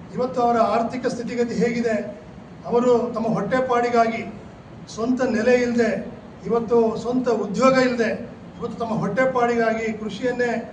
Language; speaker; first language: Kannada; non-native, local second language; Lambadi